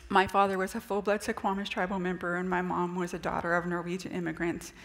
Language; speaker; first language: English; native; English